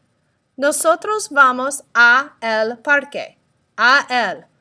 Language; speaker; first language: Spanish; non-native, fluent; English